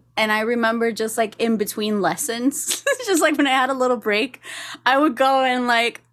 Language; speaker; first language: English; non-native, fluent; Spanish